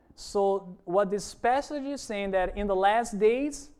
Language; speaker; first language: English; non-native, fluent; Portuguese